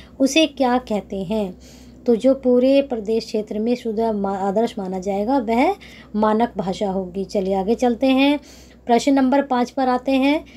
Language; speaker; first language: Hindi; native; Hindi